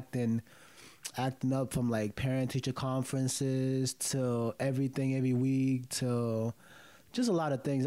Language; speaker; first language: English; early bilingual, other home language; Yoruba